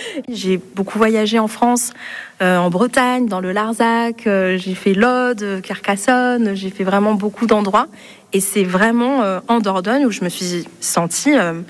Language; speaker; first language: French; native; French